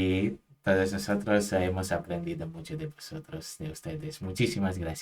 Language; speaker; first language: Spanish; non-native, fluent; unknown